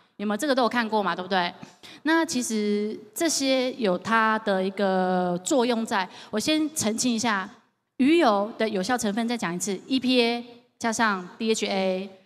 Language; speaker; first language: Chinese; native; Chinese